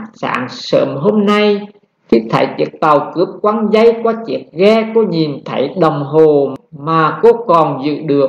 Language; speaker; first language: Vietnamese; native; Vietnamese